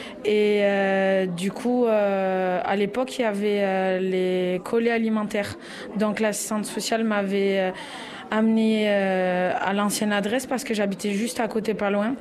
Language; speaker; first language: French; native; French